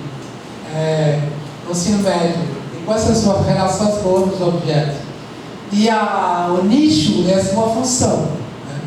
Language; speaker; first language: Portuguese; non-native, fluent; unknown